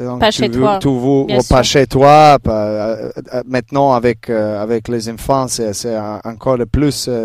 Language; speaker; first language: French; non-native, learner; Serbian